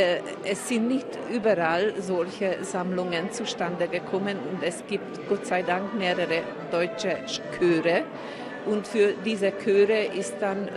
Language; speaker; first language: German; non-native, local second language; Hungarian